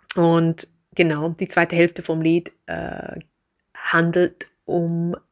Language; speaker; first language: German; non-native, fluent; English